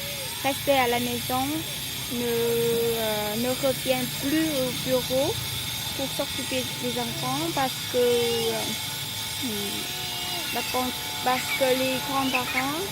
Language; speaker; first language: French; non-native, learner; Vietnamese